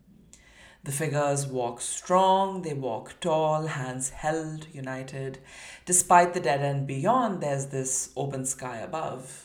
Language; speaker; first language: English; non-native, local second language; Urdu